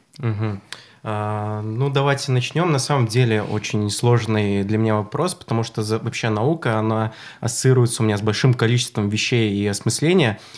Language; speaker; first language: Russian; native; Russian